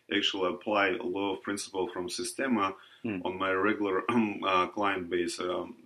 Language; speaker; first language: English; non-native, learner; Russian